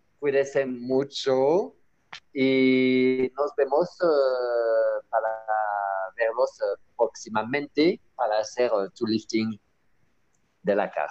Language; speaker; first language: Spanish; non-native, learner; French